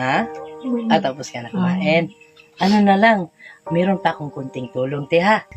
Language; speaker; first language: Filipino; non-native, local second language; Cebuano